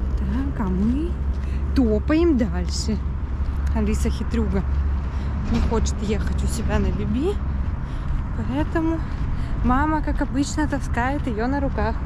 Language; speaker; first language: Russian; native; Russian